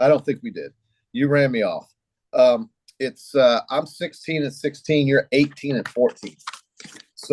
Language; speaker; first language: English; native; English